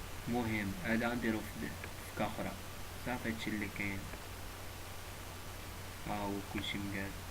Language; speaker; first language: Arabic; native; Arabic